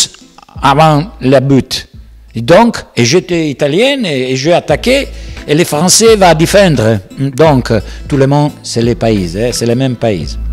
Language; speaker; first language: French; non-native, learner; Italian